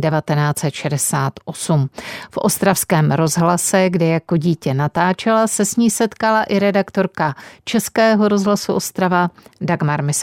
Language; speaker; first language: Czech; native; Czech